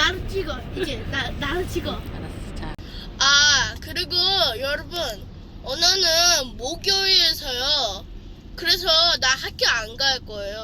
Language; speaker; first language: Korean; early bilingual, heritage; Korean